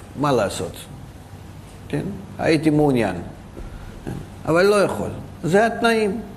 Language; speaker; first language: Hebrew; non-native, fluent; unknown